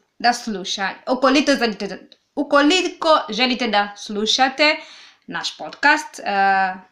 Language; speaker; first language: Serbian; non-native, learner; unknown